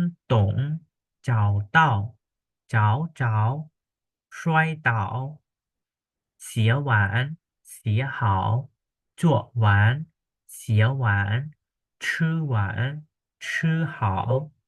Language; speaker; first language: Chinese; non-native, fluent; Khmer